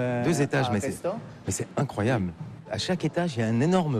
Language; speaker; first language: French; native; French